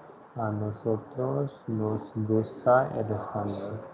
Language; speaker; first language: Spanish; non-native, fluent; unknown